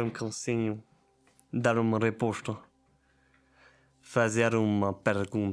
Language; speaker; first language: Portuguese; non-native, learner; German